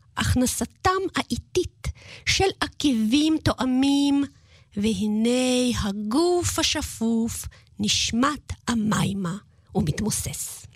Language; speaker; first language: Hebrew; non-native, fluent; Russian